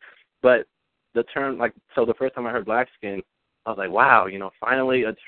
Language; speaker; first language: English; early bilingual, other home language; Spanish